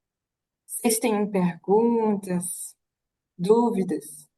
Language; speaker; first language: Portuguese; non-native, fluent; French